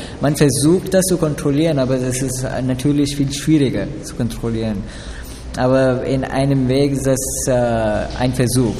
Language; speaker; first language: German; non-native, learner; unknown